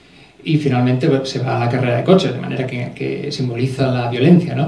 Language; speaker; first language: Spanish; native; Spanish